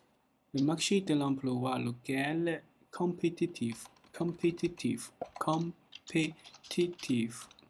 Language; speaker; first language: French; non-native, learner; Chinese